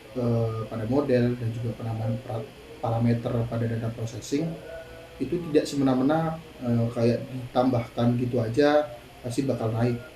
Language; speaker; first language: Indonesian; native; Indonesian